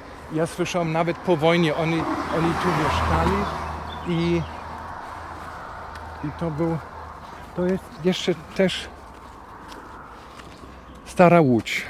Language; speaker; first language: Polish; non-native, fluent; German